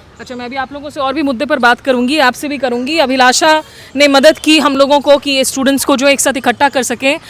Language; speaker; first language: Hindi; native; Hindi